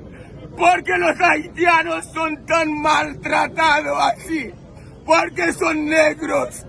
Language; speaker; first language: Spanish; non-native, learner; Haitian Creole